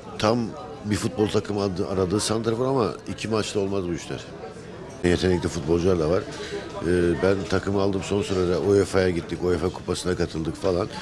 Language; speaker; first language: Turkish; early bilingual, heritage; Turkish